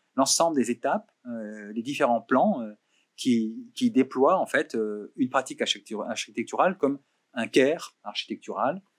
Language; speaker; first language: French; native; French